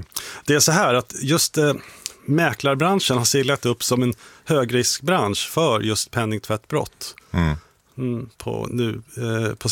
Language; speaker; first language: Swedish; native; Swedish